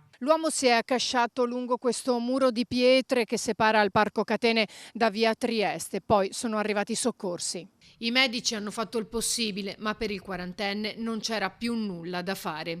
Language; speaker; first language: Italian; native; Italian